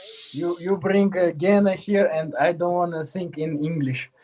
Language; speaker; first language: English; non-native, learner; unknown